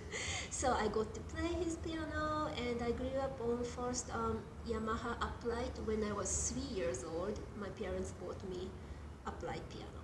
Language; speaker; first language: English; non-native, fluent; Japanese